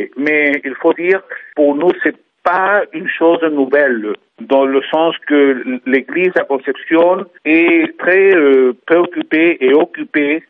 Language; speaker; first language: French; non-native, fluent; Spanish